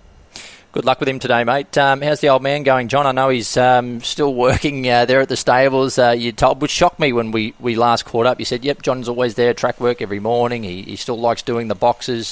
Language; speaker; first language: English; native; English